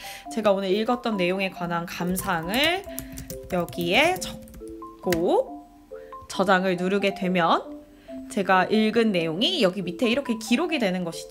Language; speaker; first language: Korean; native; Korean